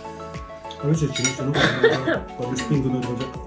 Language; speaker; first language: Italian; non-native, learner; Filipino